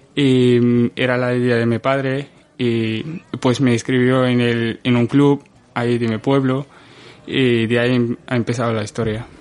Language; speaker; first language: Spanish; non-native, fluent; Arabic